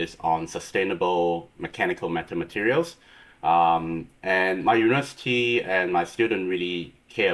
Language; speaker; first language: English; non-native, local second language; Cantonese